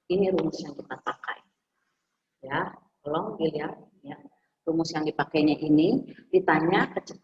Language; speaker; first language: Indonesian; native; Indonesian